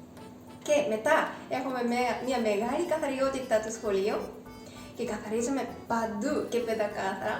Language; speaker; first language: Greek; non-native, fluent; Japanese